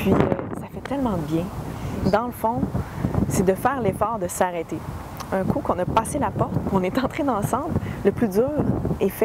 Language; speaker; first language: French; native; French